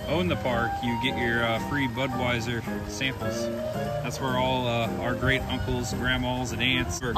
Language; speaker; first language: English; native; English